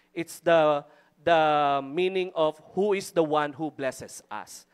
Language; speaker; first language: English; non-native, local second language; Filipino